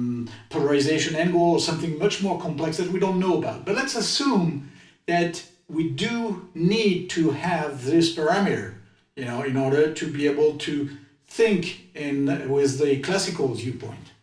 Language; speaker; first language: English; non-native, fluent; French